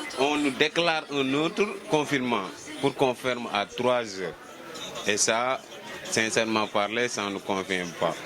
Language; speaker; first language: French; non-native, local second language; Wolof